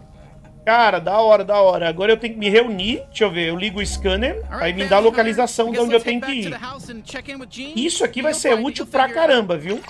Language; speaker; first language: Portuguese; native; Portuguese